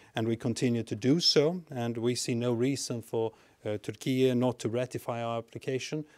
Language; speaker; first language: English; non-native, fluent; Swedish